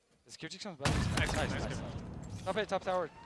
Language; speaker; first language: English; native; English